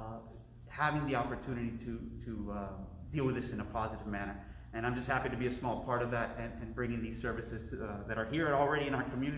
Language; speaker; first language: English; early bilingual, other home language; Spanish